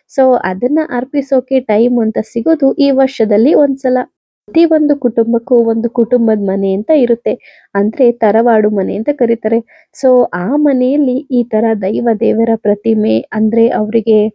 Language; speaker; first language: Kannada; non-native, local second language; Tulu